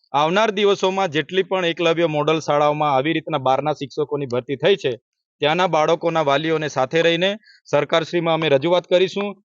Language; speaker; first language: Gujarati; native; Gujarati